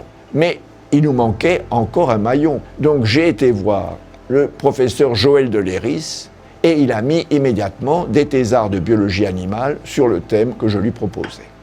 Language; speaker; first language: French; native; French